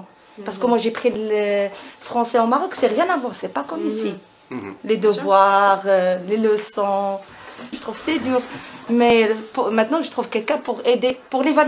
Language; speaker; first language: French; non-native, learner; Arabic